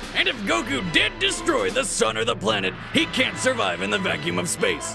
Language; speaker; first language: English; native; English